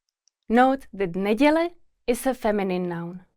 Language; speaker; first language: English; non-native, fluent; Czech